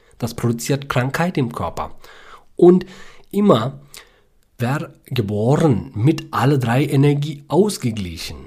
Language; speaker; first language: German; non-native, learner; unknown